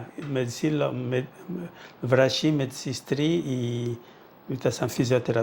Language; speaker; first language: Russian; non-native, fluent; Portuguese